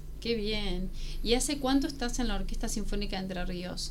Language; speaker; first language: Spanish; native; Spanish